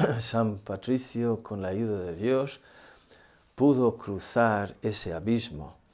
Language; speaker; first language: Spanish; non-native, fluent; English